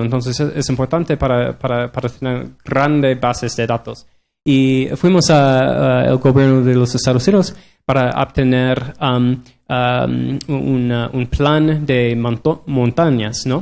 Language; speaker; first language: Spanish; non-native, learner; English